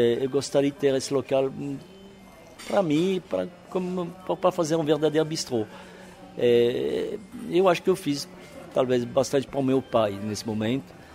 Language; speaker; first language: Portuguese; non-native, fluent; French